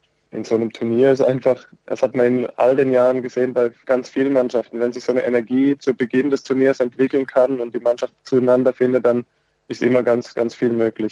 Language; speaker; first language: German; native; German